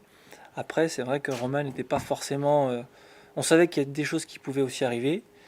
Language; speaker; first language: French; native; French